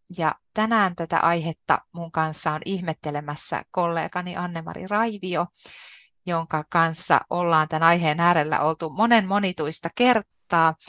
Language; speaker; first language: Finnish; native; Finnish